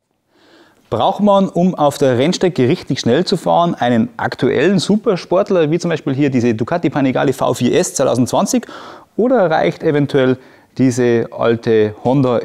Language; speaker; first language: German; native; German